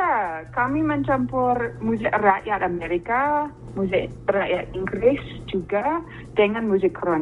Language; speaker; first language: Indonesian; non-native, fluent; English